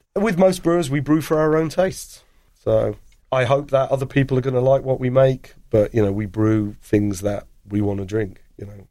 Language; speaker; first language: English; native; English